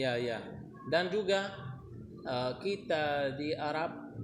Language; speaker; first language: Indonesian; non-native, learner; Arabic